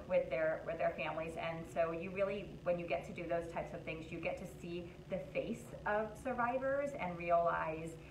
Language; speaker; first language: English; native; English